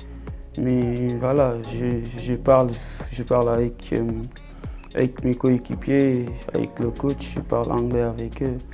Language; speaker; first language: French; non-native, local second language; Wolof